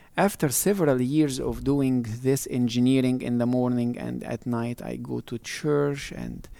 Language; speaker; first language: English; non-native, fluent; Arabic